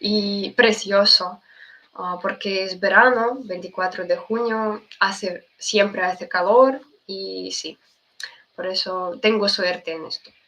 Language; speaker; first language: Spanish; non-native, fluent; Russian